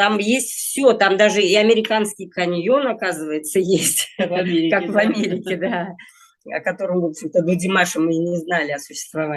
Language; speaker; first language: Russian; native; Russian